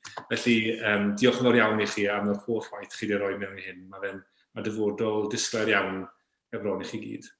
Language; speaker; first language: Welsh; native; Welsh